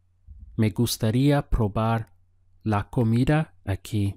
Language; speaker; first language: Spanish; non-native, fluent; English